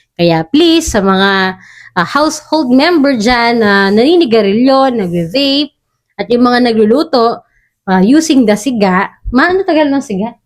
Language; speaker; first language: Filipino; native; Filipino